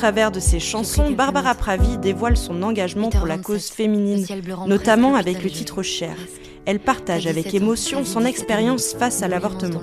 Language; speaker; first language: French; native; French